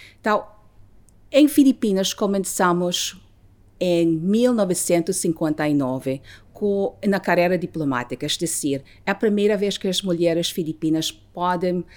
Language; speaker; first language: Portuguese; non-native, learner; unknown